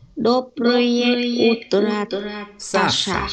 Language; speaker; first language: Russian; non-native, learner; Vietnamese